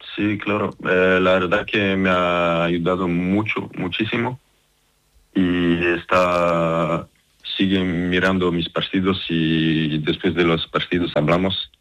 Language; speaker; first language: Spanish; non-native, fluent; Serbian